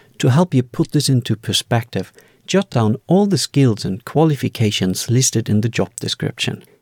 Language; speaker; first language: English; non-native, fluent; German